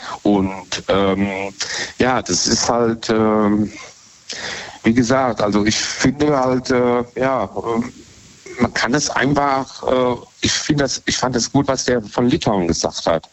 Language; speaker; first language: German; native; German